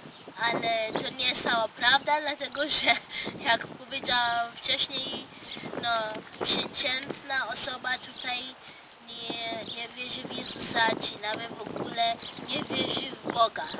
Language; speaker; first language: Polish; non-native, fluent; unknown